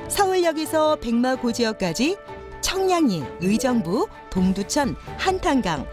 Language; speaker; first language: Korean; native; Korean